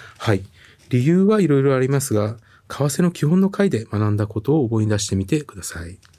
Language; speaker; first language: Japanese; native; Japanese